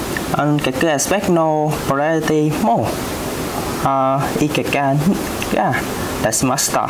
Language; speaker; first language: Japanese; non-native, learner; Vietnamese